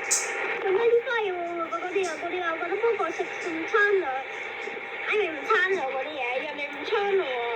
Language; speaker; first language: Cantonese; early bilingual, heritage; Cantonese